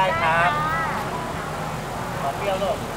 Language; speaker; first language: Thai; native; Thai